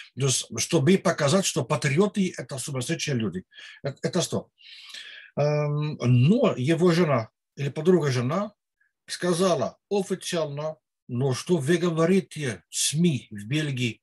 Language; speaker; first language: Russian; non-native, learner; Dutch